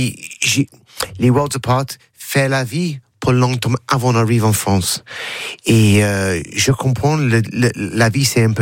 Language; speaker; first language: French; non-native, learner; English